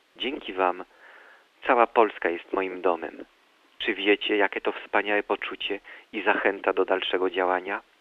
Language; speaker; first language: Polish; early bilingual, heritage; Polish